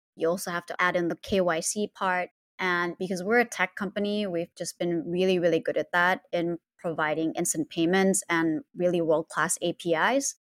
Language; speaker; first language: English; non-native, fluent; Indonesian